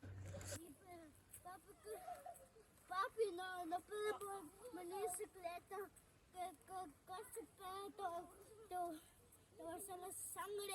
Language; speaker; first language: Spanish; early bilingual, heritage; Spanish